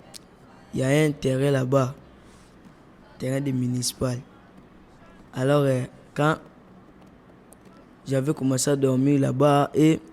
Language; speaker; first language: French; non-native, local second language; Lingala